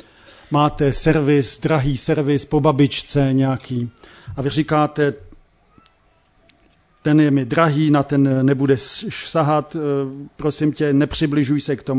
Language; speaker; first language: Czech; native; Czech